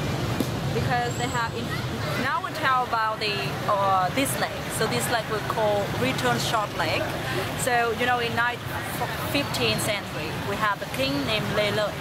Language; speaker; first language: English; non-native, learner; Vietnamese